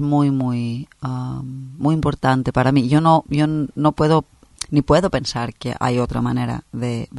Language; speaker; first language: Spanish; non-native, fluent; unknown